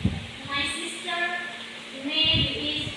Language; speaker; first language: English; non-native, learner; Indonesian